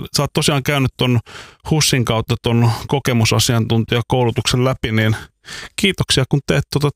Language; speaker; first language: Finnish; native; Finnish